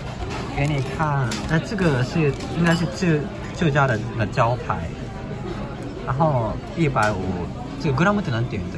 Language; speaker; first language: Chinese; non-native, fluent; Japanese